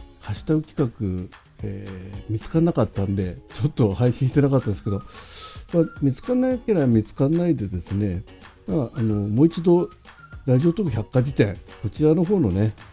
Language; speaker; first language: Japanese; native; Japanese